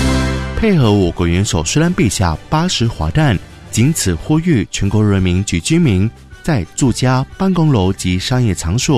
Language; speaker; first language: Chinese; native; Chinese